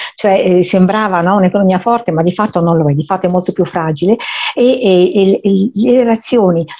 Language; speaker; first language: Italian; native; Italian